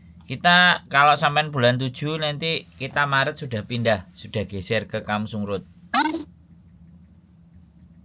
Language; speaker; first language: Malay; non-native, local second language; Javanese